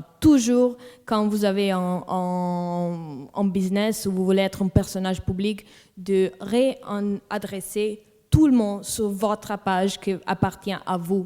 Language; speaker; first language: French; non-native, local second language; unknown